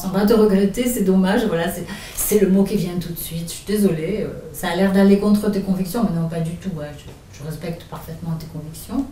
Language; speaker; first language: French; native; French